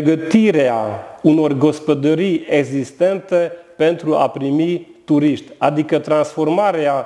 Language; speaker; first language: Romanian; non-native, local second language; Hungarian